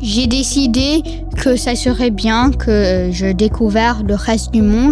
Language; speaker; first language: French; non-native, local second language; English